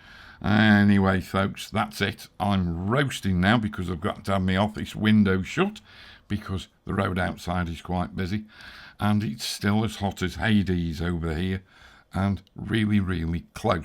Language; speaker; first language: English; native; English